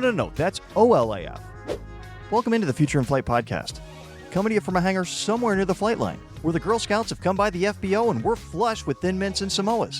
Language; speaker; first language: English; native; English